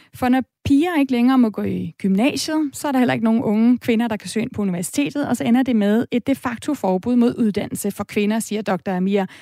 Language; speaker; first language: Danish; native; Danish